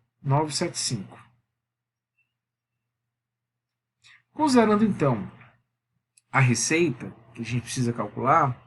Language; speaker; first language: Portuguese; native; Portuguese